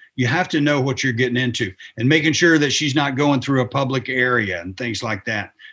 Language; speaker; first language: English; native; English